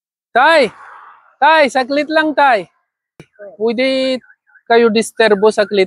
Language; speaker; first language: Filipino; non-native, learner; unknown